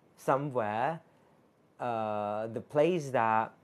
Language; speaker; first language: English; non-native, fluent; Thai